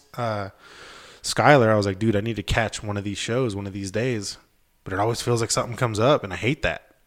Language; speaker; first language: English; early bilingual, other home language; Spanish